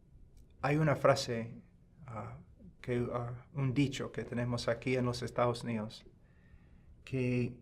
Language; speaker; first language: Spanish; non-native, fluent; English